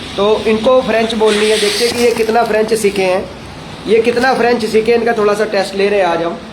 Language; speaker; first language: Hindi; native; Hindi